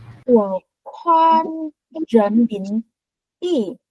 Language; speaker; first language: Chinese; non-native, learner; Vietnamese